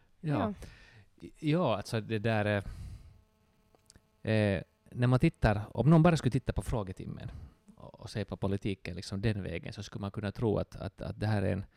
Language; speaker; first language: Swedish; native; Swedish